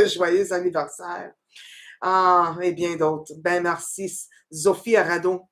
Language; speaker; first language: French; native; French